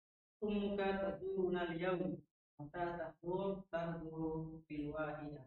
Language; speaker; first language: Arabic; non-native, learner; Indonesian